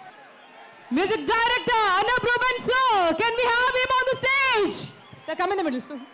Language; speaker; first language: Telugu; native; Telugu